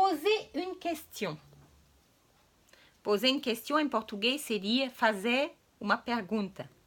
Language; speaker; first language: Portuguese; non-native, fluent; French